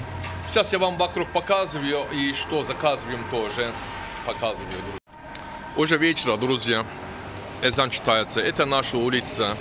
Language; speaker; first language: Russian; non-native, learner; Turkish